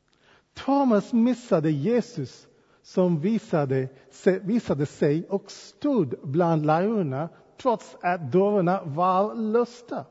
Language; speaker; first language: Swedish; non-native, fluent; English